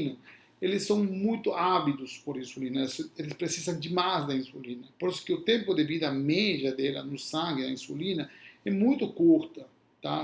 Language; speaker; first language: Portuguese; non-native, fluent; Spanish